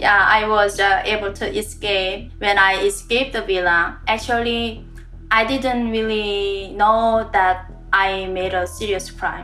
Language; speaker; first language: English; non-native, learner; Korean